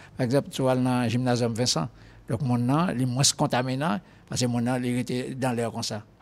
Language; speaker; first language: French; non-native, local second language; Haitian Creole